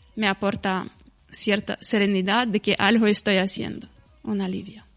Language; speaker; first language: Spanish; non-native, fluent; Ukrainian